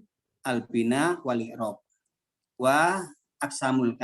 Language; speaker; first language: Arabic; non-native, fluent; Indonesian